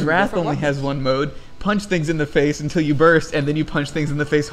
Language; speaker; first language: English; native; English